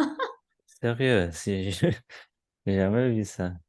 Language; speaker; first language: French; non-native, learner; Spanish